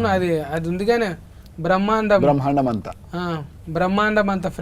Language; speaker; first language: Telugu; native; Telugu